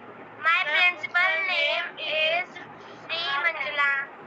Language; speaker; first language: English; non-native, learner; Hindi